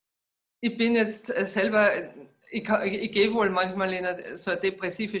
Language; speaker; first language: German; native; German